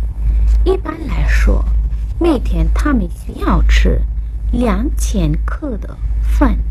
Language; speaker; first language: Chinese; non-native, fluent; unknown